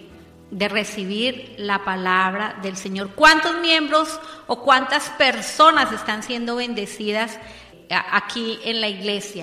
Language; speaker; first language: Spanish; native; Spanish